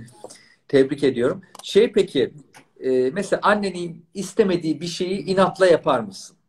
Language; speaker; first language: Turkish; native; Turkish